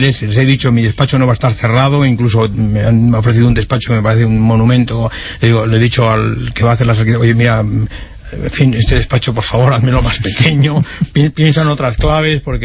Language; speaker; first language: Spanish; native; Spanish